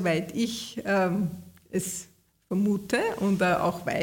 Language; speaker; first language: German; native; German